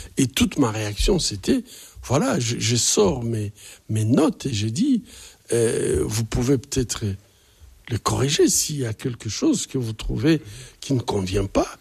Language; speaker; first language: French; non-native, local second language; Swahili